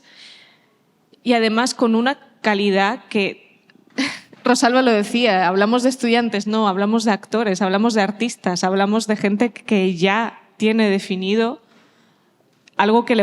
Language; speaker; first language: Spanish; early bilingual, other home language; Ukrainian